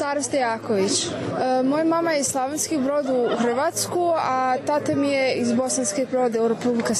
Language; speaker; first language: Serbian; early bilingual, heritage; English